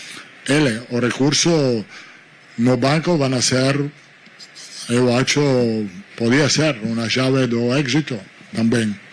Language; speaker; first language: Portuguese; non-native, learner; Italian